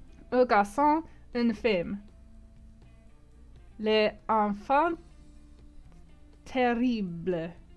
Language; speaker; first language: French; non-native, learner; English